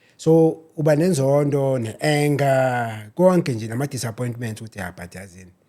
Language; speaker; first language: Zulu; native; Zulu